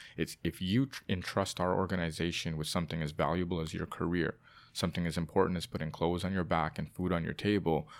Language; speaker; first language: English; native; English